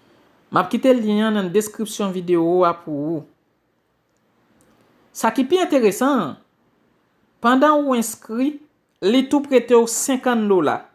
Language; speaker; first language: French; non-native, local second language; Haitian Creole